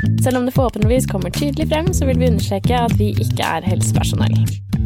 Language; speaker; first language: Norwegian; native; Norwegian